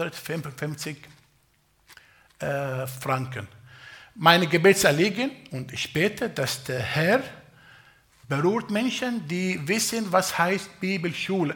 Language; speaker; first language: German; non-native, fluent; Arabic